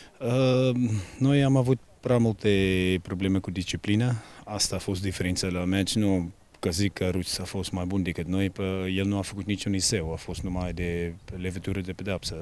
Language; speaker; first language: Romanian; non-native, learner; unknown